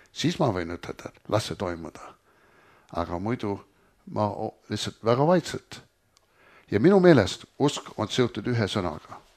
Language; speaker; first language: Estonian; early bilingual, heritage; Estonian